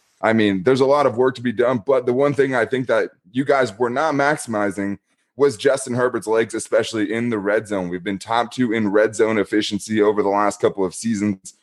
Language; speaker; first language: English; native; English